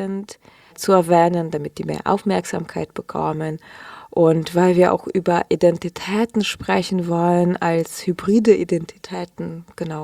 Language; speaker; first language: German; early bilingual, other home language; Russian